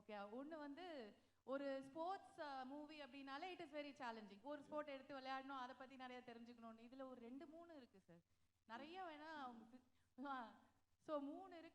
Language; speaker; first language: Tamil; native; Tamil